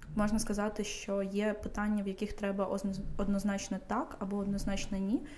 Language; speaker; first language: Ukrainian; non-native, local second language; Russian